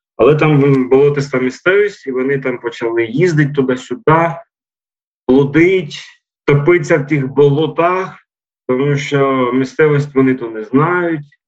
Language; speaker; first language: Ukrainian; native; Ukrainian